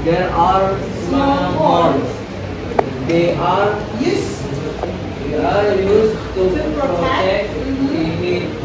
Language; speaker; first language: English; non-native, learner; Indonesian